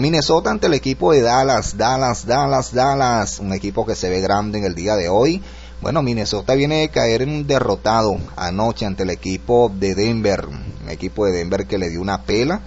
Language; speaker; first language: Spanish; native; Spanish